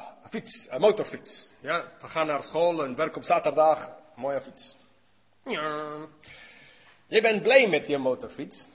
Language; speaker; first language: Dutch; non-native, learner; English